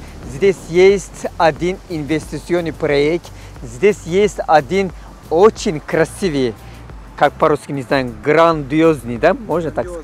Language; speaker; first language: Russian; non-native, fluent; Turkish